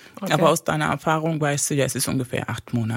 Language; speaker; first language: German; early bilingual, other home language; Spanish